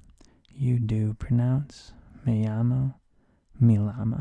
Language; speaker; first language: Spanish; non-native, learner; English